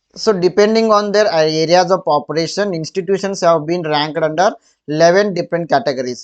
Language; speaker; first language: English; non-native, local second language; Kannada